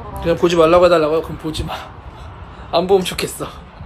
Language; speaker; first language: Korean; native; Korean